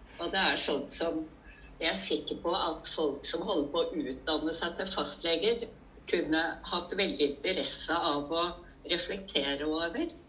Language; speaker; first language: Norwegian; native; Norwegian